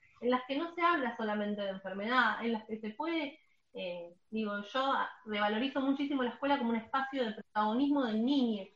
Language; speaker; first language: Spanish; native; Spanish